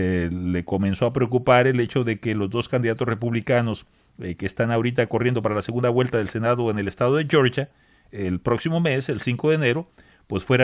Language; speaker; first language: Spanish; native; Spanish